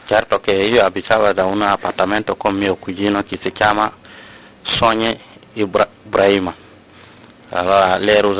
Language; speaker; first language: Italian; non-native, learner; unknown